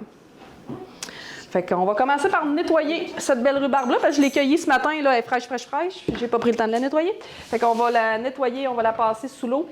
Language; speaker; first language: French; native; French